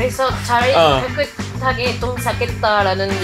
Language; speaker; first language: Korean; non-native, fluent; French